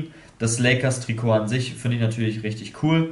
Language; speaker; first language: German; native; German